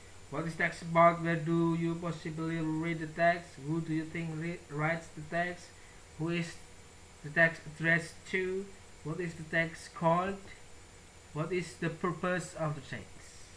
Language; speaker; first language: English; non-native, fluent; Indonesian